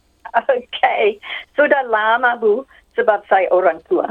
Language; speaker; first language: Indonesian; non-native, fluent; English